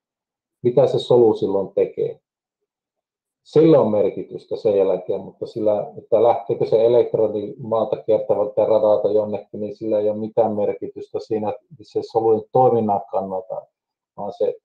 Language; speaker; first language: Finnish; native; Finnish